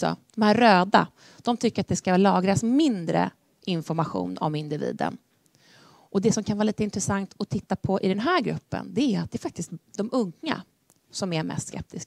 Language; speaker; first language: Swedish; native; Swedish